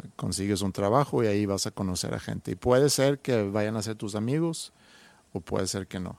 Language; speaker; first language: Spanish; non-native, fluent; Swedish